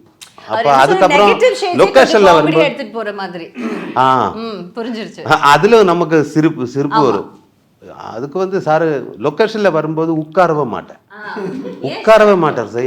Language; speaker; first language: Tamil; non-native, learner; Malayalam